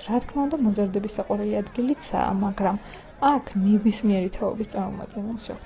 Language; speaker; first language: Georgian; native; Georgian